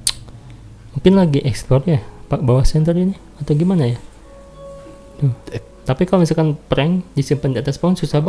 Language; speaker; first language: Indonesian; native; Indonesian